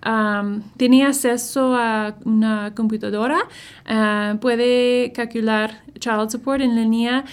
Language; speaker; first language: Spanish; non-native, fluent; English